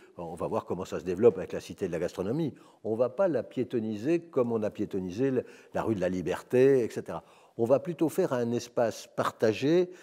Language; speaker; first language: French; native; French